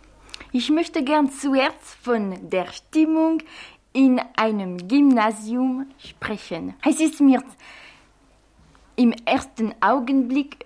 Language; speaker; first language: German; non-native, fluent; French